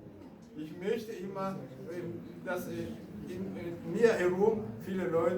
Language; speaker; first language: German; non-native, fluent; Rundi